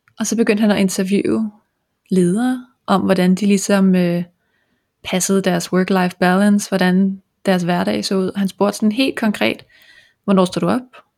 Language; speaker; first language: Danish; native; Danish